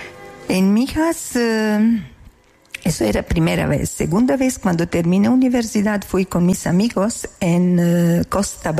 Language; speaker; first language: Spanish; non-native, fluent; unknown